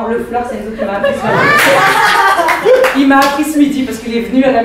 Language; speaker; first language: French; native; French